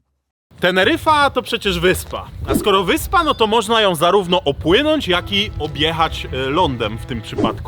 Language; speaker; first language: Polish; native; Polish